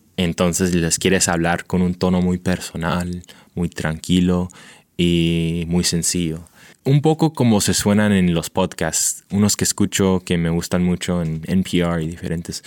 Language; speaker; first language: Spanish; early bilingual, heritage; Spanish